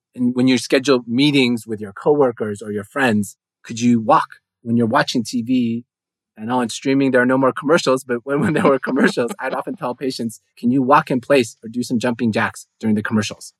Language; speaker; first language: English; native; English